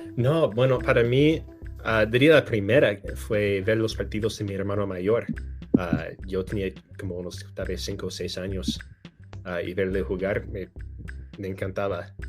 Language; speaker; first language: Spanish; non-native, fluent; English